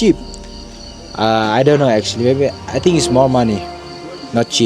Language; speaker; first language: English; non-native, learner; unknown